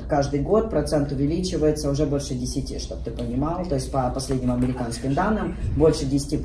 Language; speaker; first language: Russian; native; Russian